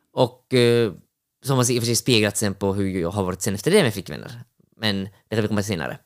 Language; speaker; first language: Swedish; early bilingual, other home language; Finnish